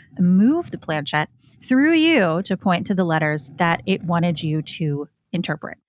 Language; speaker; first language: English; native; English